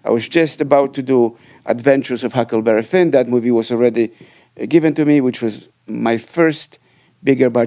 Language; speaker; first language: English; non-native, fluent; Polish